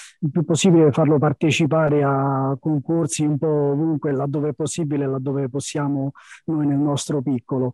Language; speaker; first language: Italian; native; Italian